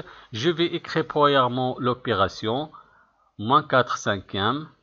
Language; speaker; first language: French; non-native, local second language; Arabic